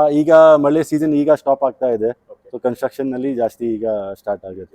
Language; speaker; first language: Kannada; non-native, local second language; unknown